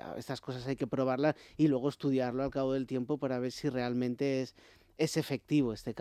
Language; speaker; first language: Spanish; native; Spanish